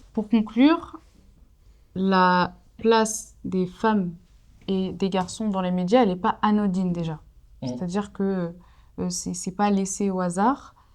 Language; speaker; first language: French; native; French